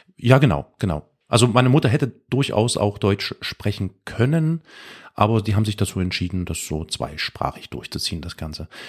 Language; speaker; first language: German; native; German